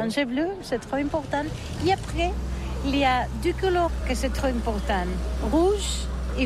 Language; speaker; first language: French; non-native, learner; Catalan